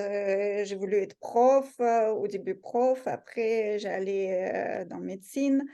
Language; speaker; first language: French; non-native, fluent; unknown